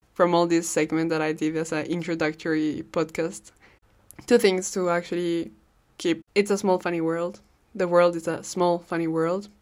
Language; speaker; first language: English; non-native, fluent; Spanish